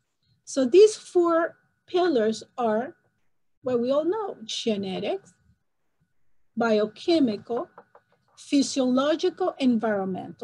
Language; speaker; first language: English; non-native, fluent; Spanish